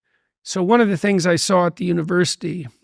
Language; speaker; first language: English; native; English